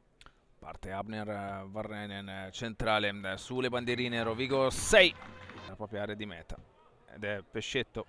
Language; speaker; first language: Italian; native; Italian